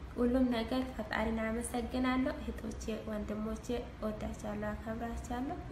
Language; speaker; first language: Amharic; non-native, local second language; Oromo